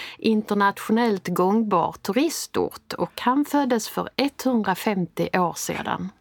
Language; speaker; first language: Swedish; native; Swedish